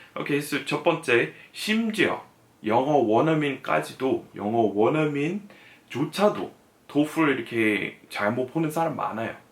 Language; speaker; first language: Korean; non-native, fluent; English